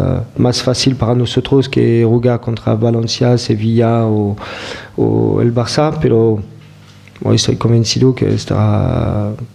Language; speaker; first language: Spanish; non-native, fluent; French